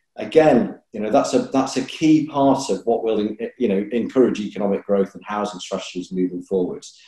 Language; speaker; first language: English; native; English